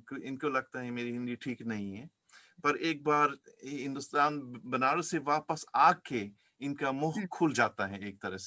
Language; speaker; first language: Hindi; non-native, fluent; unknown